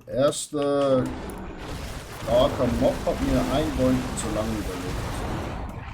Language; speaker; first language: German; native; German